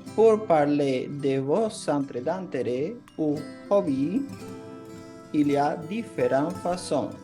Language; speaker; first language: French; non-native, fluent; Spanish